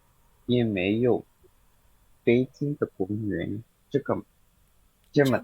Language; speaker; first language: Chinese; non-native, learner; Indonesian